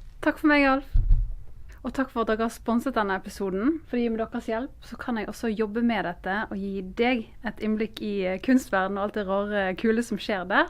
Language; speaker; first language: Norwegian; native; Norwegian